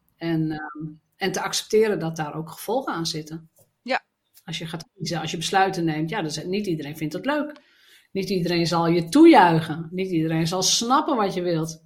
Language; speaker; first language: Dutch; native; Dutch